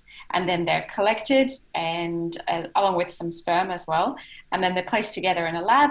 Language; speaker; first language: English; native; English